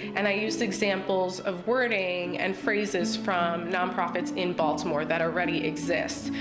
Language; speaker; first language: English; native; English